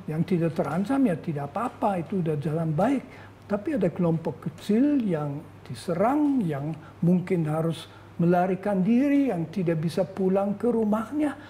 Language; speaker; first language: Indonesian; non-native, fluent; German